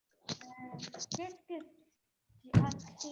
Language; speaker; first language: French; non-native, learner; Arabic